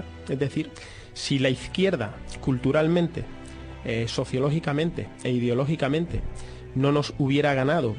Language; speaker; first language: Spanish; native; Spanish